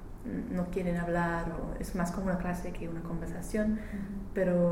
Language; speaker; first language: Spanish; non-native, learner; English